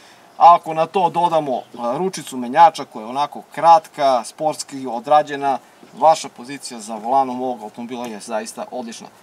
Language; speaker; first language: Serbian; native; Serbian